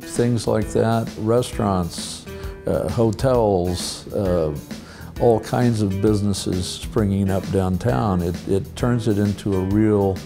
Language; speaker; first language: English; native; English